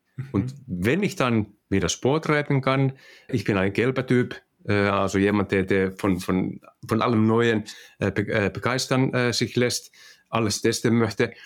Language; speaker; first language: German; non-native, fluent; Finnish